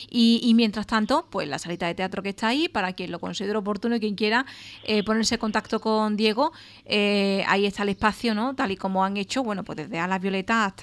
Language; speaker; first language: Spanish; native; Spanish